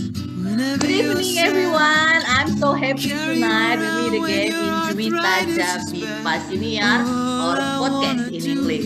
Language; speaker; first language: English; non-native, fluent; Indonesian